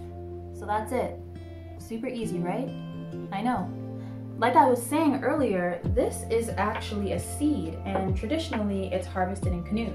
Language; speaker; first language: English; native; English